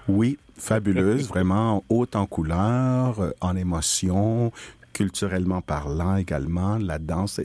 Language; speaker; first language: French; non-native, fluent; Spanish